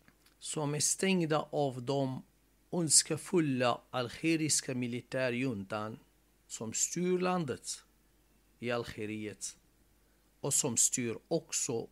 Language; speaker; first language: Swedish; non-native, fluent; Arabic